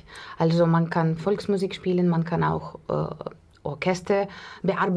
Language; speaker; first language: German; non-native, learner; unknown